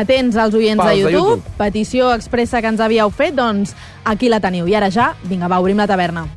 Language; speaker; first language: Catalan; native; Catalan